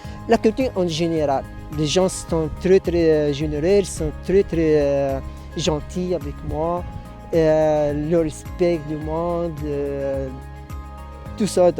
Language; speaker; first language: French; non-native, local second language; Arabic